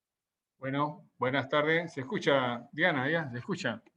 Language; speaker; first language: Spanish; native; Spanish